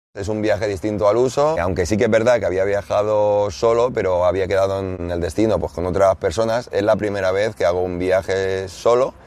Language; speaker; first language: Spanish; native; Spanish